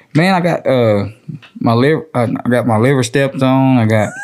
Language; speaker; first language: English; native; English